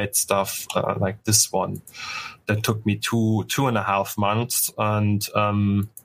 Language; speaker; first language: English; non-native, fluent; German